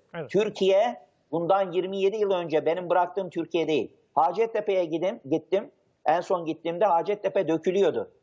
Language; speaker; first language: Turkish; native; Turkish